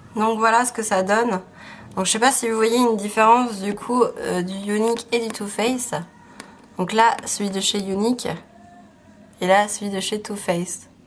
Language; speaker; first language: French; native; French